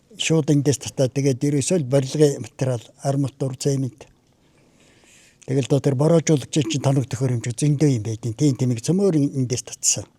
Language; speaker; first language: Mongolian; native; Mongolian